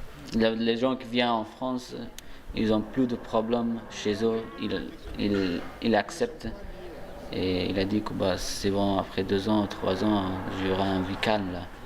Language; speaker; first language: French; non-native, learner; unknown